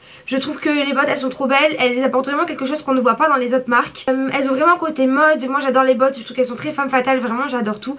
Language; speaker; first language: French; native; French